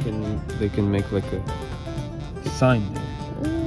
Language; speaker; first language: English; non-native, fluent; German